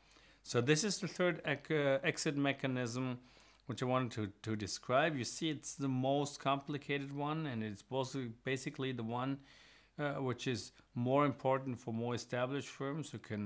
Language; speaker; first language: English; non-native, fluent; German